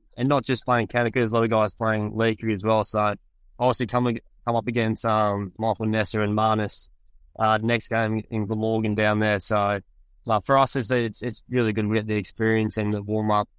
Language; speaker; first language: English; native; English